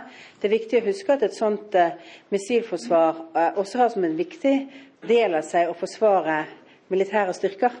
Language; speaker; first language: Norwegian; native; Norwegian